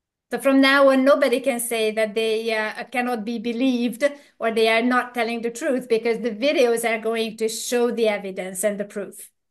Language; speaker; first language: English; non-native, fluent; Hungarian